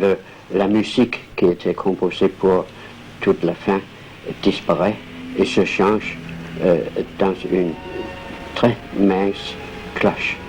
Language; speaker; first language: French; non-native, fluent; Danish